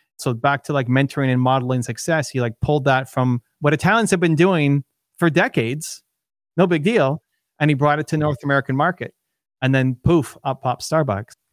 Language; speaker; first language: English; native; English